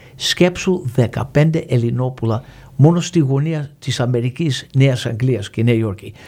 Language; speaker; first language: Greek; early bilingual, heritage; Greek